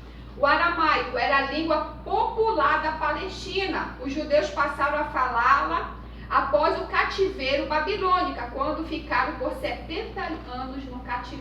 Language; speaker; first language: Portuguese; native; Portuguese